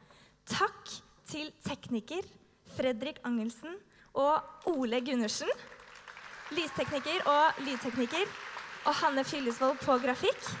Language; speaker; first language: Norwegian; native; Norwegian